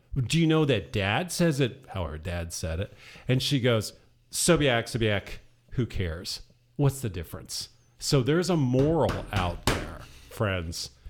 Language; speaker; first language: English; native; English